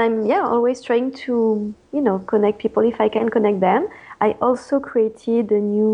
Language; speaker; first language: English; non-native, fluent; French